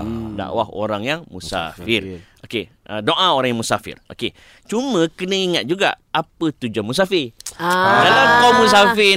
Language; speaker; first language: Malay; native; Malay